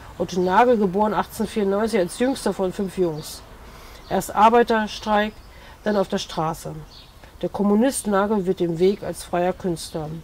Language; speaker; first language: German; native; German